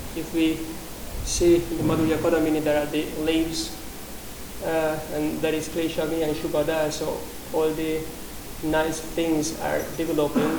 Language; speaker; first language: English; non-native, fluent; Hungarian